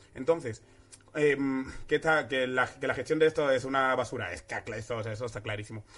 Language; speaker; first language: Spanish; early bilingual, other home language; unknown